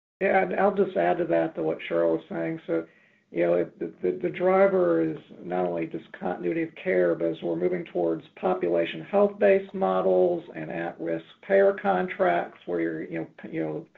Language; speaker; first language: English; native; English